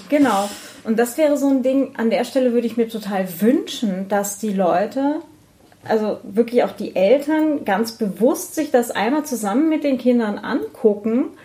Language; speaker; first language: German; native; German